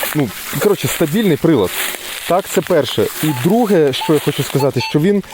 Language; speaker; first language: Ukrainian; non-native, local second language; Russian